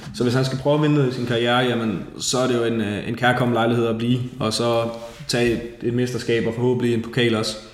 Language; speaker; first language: Danish; native; Danish